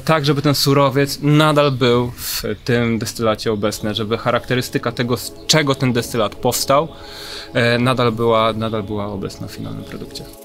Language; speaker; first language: Polish; native; Polish